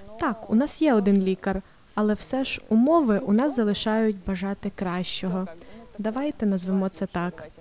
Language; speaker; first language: Ukrainian; native; Ukrainian